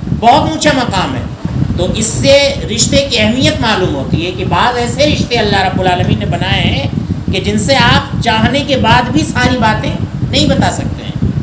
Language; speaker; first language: Urdu; native; Urdu